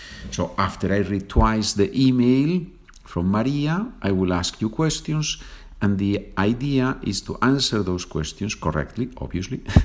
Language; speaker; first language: English; non-native, fluent; Spanish